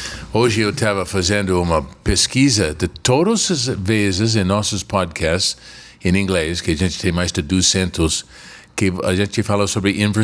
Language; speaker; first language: Portuguese; non-native, fluent; English